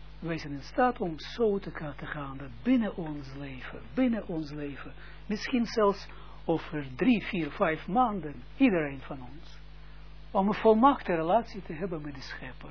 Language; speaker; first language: Dutch; non-native, fluent; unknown